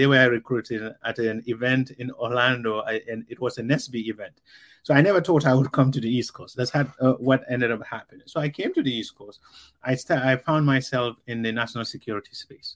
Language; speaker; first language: English; non-native, local second language; Mandingo